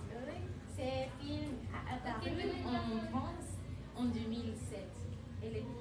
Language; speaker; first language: French; non-native, learner; Spanish